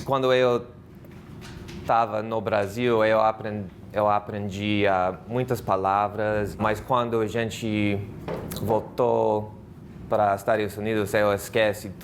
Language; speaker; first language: Portuguese; non-native, learner; English